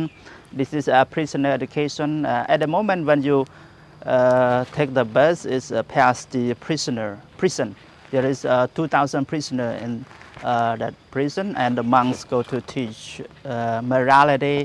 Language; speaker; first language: English; non-native, learner; Khmer